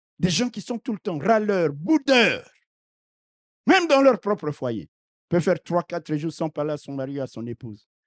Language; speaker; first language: French; non-native, local second language; Lingala